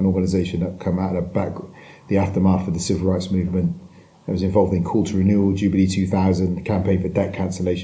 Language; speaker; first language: English; native; English